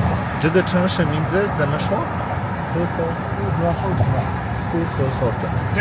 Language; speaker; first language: Chinese; non-native, learner; Polish